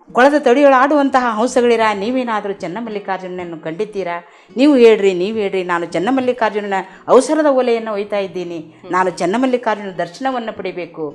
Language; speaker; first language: Kannada; native; Kannada